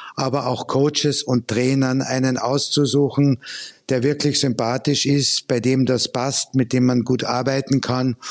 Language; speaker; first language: German; native; German